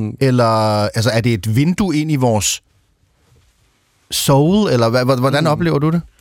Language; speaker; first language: Danish; native; Danish